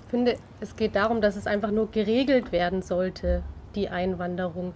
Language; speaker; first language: German; native; German